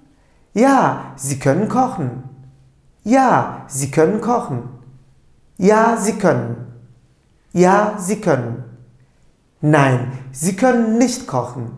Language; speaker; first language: German; non-native, fluent; Turkish